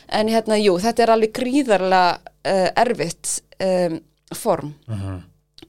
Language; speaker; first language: Icelandic; early bilingual, other home language; Thai